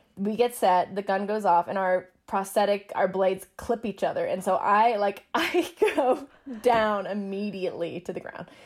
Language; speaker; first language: English; native; English